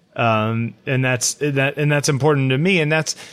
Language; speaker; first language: English; early bilingual, other home language; Ukrainian